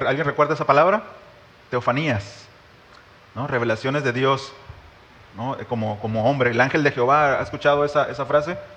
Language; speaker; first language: Spanish; native; Spanish